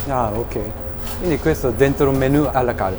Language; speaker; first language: Italian; non-native, learner; Japanese